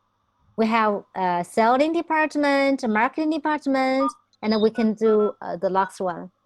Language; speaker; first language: English; non-native, fluent; Chinese